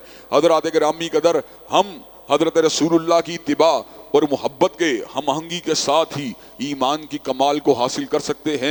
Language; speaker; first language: Urdu; native; Urdu